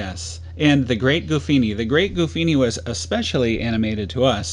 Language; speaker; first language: English; native; English